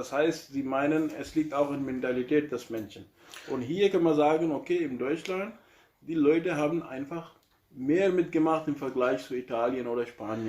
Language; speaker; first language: German; non-native, learner; Urdu